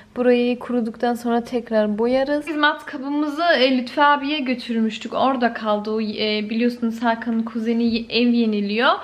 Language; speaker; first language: Turkish; early bilingual, heritage; Turkish